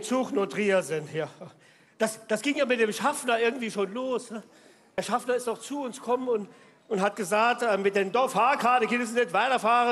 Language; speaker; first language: German; native; German